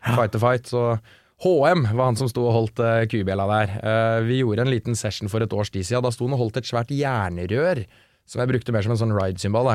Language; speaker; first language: Norwegian; native; Norwegian